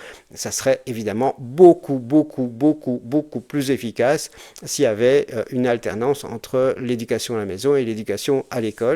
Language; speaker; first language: French; native; French